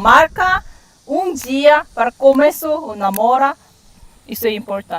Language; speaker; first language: Portuguese; non-native, fluent; Korean